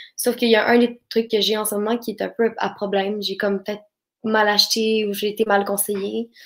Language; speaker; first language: French; native; French